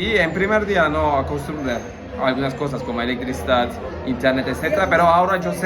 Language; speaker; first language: Spanish; non-native, learner; Turkish